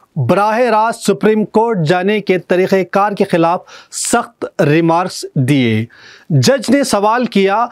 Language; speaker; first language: Urdu; native; Urdu